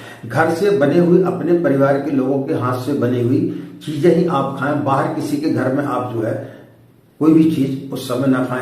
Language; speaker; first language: Hindi; native; Hindi